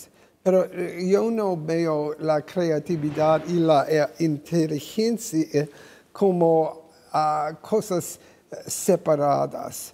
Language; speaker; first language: Spanish; non-native, fluent; English